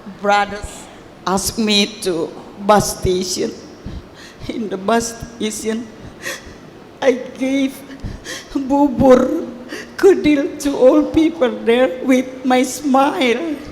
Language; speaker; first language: English; non-native, learner; Indonesian